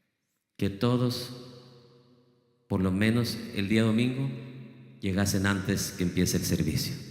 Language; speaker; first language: Spanish; native; Spanish